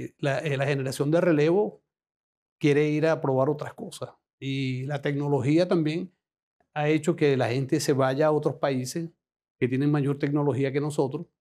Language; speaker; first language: Spanish; native; Spanish